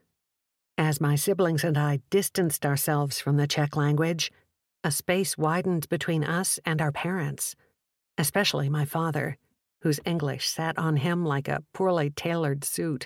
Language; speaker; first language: English; early bilingual, other home language; Czech